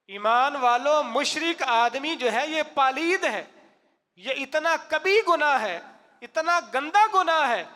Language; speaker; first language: Urdu; non-native, local second language; Punjabi